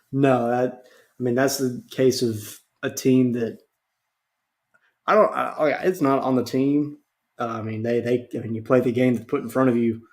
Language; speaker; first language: English; native; English